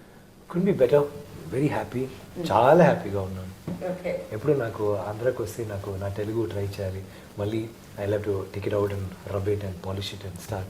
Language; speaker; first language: Telugu; non-native, learner; Tamil